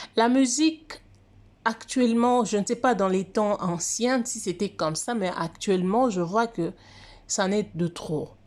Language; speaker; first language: French; non-native, local second language; Lingala